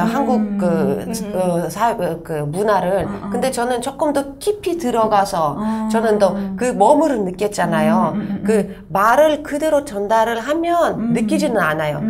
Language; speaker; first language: Korean; non-native, fluent; Russian